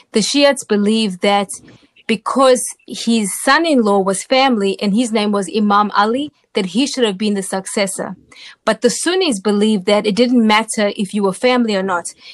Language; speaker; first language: English; native; English